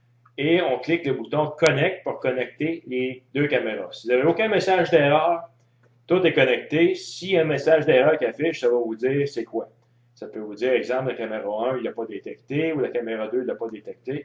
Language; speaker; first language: French; native; French